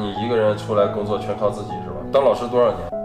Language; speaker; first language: Chinese; native; Chinese